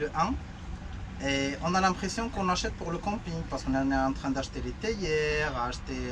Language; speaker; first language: French; non-native, local second language; Arabic